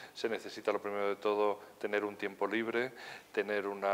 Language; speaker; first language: Spanish; native; Spanish